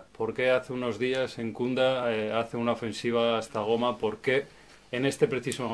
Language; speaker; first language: Spanish; native; Spanish